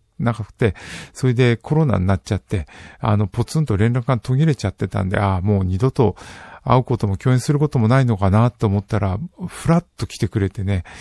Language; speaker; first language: Japanese; native; Japanese